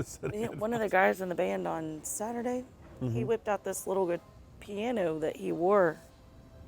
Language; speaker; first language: English; native; English